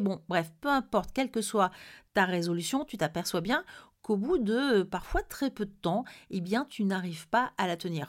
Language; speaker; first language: French; native; French